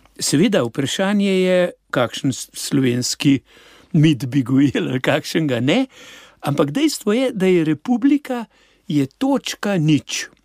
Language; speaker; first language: Slovenian; native; Slovenian